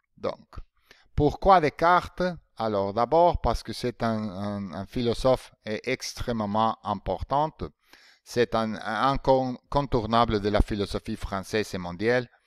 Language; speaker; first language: French; non-native, fluent; Spanish